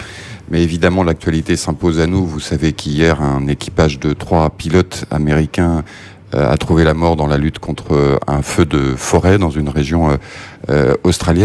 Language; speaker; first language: French; native; French